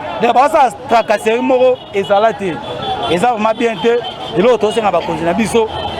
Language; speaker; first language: Lingala; native; Lingala